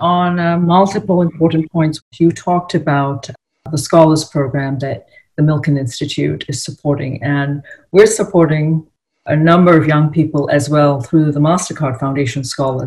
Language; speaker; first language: English; native; English